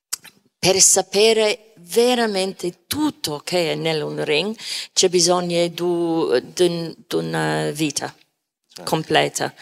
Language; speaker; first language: Italian; non-native, fluent; English